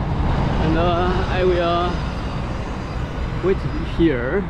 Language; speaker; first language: English; non-native, fluent; Chinese